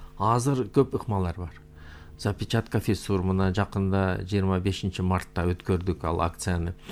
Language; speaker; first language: Kyrgyz; non-native, local second language; Uyghur